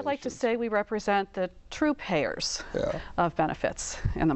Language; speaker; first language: English; native; English